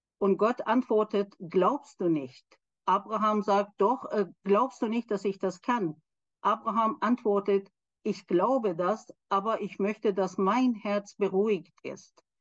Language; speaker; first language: German; non-native, fluent; Persian